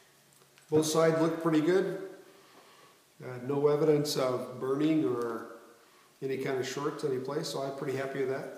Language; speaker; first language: English; native; English